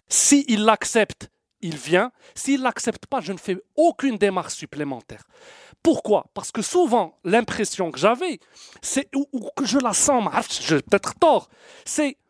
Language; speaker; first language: French; non-native, local second language; Arabic